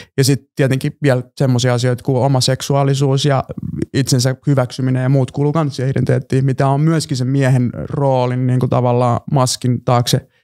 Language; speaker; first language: Finnish; early bilingual, other home language; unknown